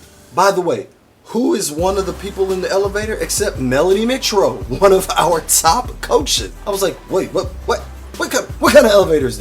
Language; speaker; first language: English; native; English